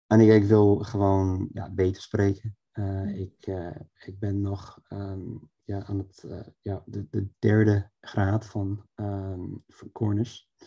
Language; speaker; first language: Dutch; non-native, fluent; English